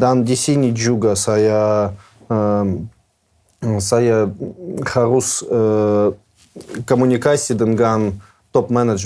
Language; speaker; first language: Indonesian; non-native, learner; Russian